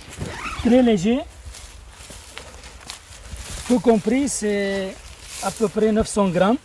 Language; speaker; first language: French; non-native, learner; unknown